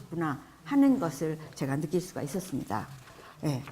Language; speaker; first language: Korean; native; Korean